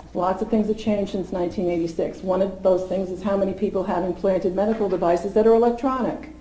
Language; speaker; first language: English; native; English